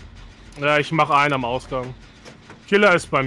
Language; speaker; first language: German; native; German